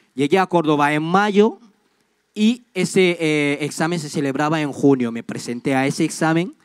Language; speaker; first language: Spanish; non-native, fluent; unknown